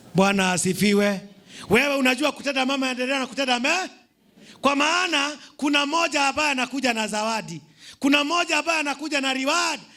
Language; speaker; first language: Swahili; non-native, local second language; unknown